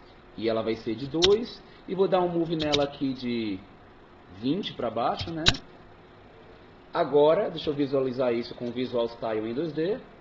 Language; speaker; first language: Portuguese; native; Portuguese